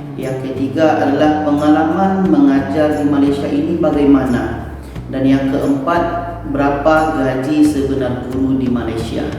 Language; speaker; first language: Indonesian; native; Indonesian